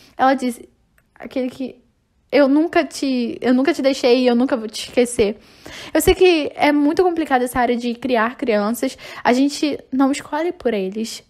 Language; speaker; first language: Portuguese; non-native, fluent; English